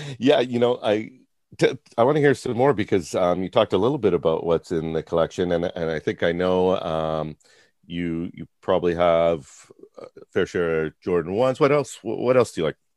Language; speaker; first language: English; native; English